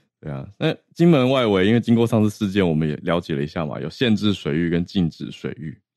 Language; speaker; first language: Chinese; native; Chinese